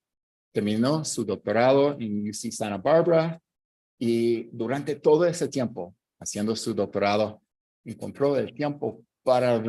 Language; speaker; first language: Spanish; non-native, fluent; English